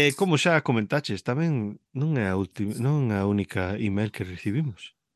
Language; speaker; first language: Galician; early bilingual, heritage; Galician